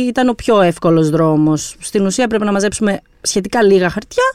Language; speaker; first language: Greek; early bilingual, other home language; Albanian